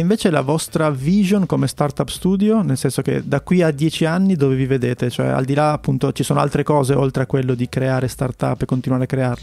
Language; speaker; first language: Italian; native; Italian